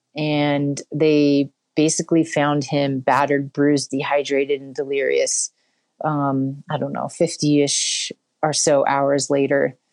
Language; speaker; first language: English; native; English